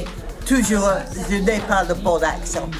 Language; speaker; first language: French; non-native, learner; English